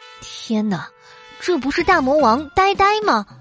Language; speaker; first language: Chinese; native; Chinese